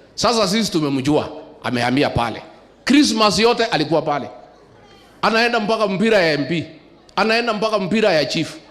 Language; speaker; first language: Swahili; non-native, local second language; Kikuyu